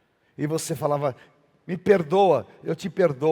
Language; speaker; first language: Portuguese; native; Portuguese